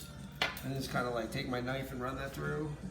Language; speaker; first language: English; native; English